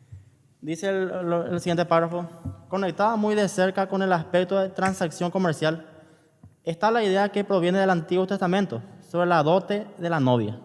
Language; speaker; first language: Spanish; native; Spanish